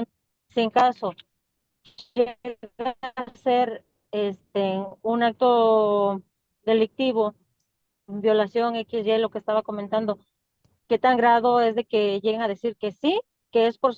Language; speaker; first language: Spanish; native; Spanish